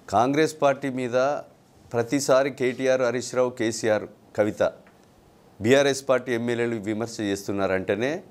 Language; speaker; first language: Telugu; native; Telugu